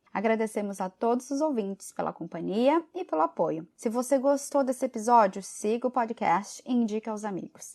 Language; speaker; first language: Portuguese; native; Portuguese